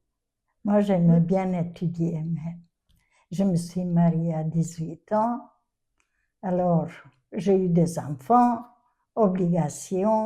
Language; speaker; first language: French; non-native, fluent; Albanian